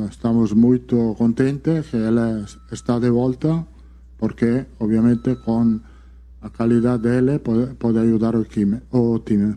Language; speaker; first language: Portuguese; non-native, learner; Italian